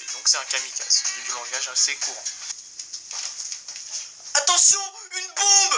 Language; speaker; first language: French; native; French